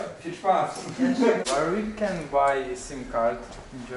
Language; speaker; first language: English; non-native, learner; Ukrainian